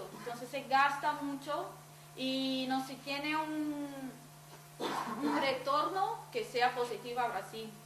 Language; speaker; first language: Spanish; non-native, fluent; Portuguese